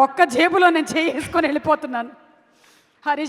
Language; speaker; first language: Telugu; native; Telugu